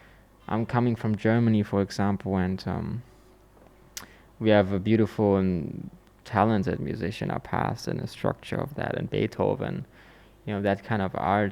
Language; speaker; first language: English; non-native, fluent; German